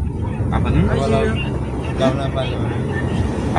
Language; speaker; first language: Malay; non-native, local second language; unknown